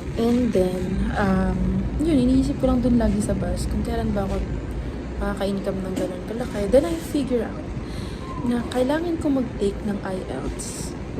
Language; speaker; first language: Filipino; native; Filipino